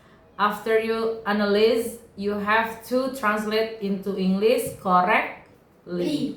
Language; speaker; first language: English; non-native, fluent; Indonesian